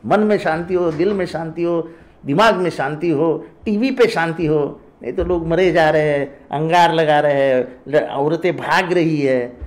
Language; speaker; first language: Hindi; non-native, local second language; Marathi